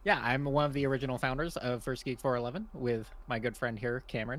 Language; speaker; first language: English; native; English